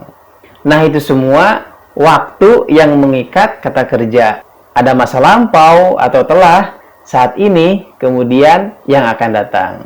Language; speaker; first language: Indonesian; native; Indonesian